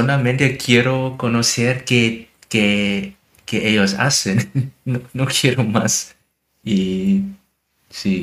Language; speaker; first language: Spanish; non-native, learner; German